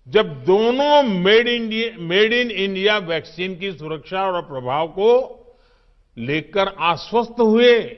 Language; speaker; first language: Hindi; non-native, local second language; Gujarati